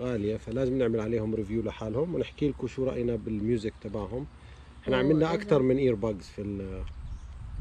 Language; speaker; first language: Arabic; native; Arabic